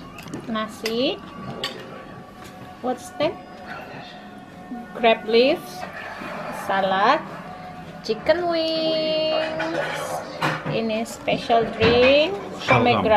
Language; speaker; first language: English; non-native, learner; Indonesian